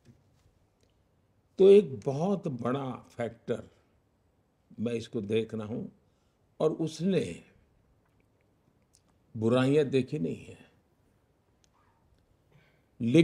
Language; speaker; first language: Hindi; non-native, local second language; Gujarati